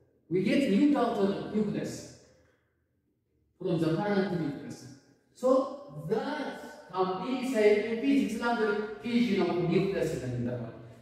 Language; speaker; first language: English; non-native, local second language; Amharic